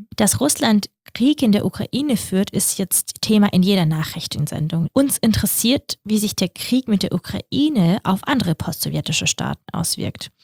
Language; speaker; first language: German; early bilingual, other home language; Russian